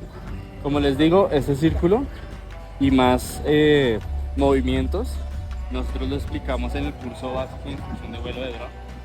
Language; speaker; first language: Spanish; native; Spanish